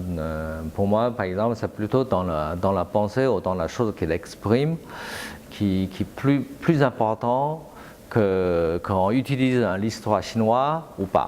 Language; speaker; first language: French; non-native, fluent; Chinese